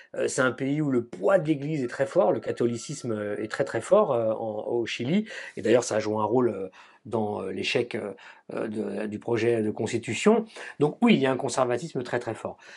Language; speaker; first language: French; native; French